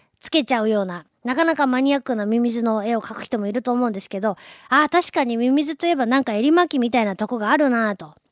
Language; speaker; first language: Japanese; native; Japanese